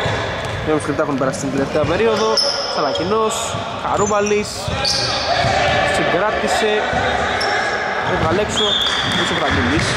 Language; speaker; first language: Greek; native; Greek